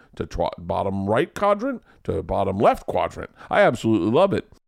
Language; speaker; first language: English; native; English